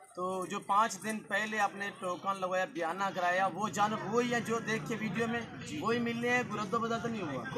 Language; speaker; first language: Urdu; non-native, local second language; Saraiki